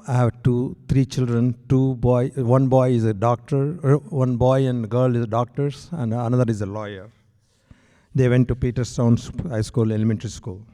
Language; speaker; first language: English; non-native, local second language; Telugu